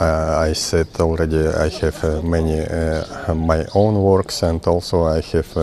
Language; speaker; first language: English; non-native, learner; Russian